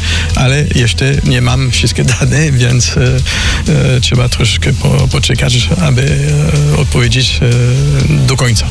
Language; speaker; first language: Polish; non-native, fluent; French